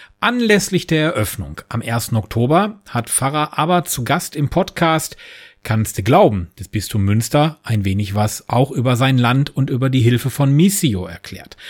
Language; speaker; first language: German; native; German